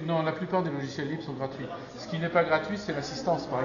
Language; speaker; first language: French; native; French